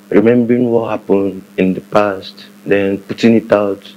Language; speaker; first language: English; non-native, local second language; Igbo